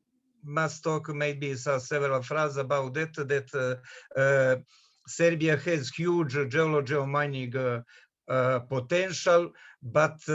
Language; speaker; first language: English; non-native, learner; Serbian